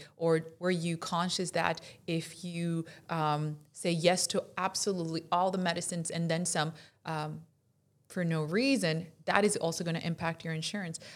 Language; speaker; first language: English; non-native, fluent; Spanish